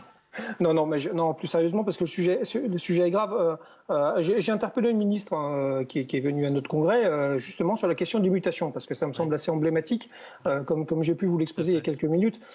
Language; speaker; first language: French; native; French